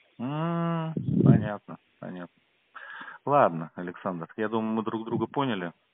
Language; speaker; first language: Russian; native; Russian